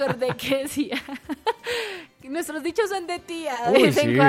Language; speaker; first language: Spanish; native; Spanish